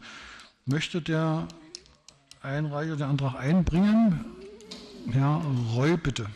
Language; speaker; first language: German; native; German